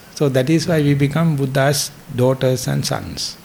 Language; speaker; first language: English; non-native, local second language; Sinhala